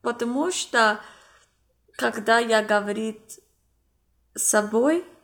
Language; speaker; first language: Russian; non-native, learner; English